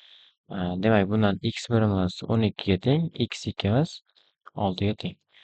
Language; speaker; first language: Uzbek; native; Uzbek